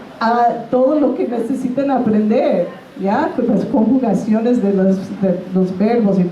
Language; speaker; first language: Spanish; non-native, fluent; English